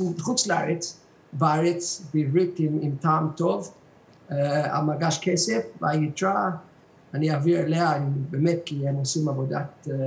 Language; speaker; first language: Hebrew; non-native, fluent; English